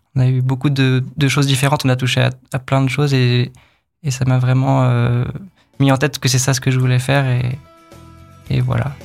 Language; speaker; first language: French; native; French